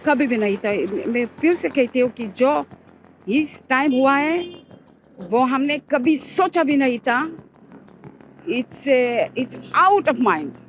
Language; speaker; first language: Hindi; early bilingual, heritage; Hindi